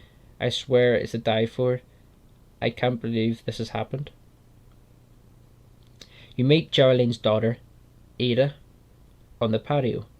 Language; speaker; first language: English; native; English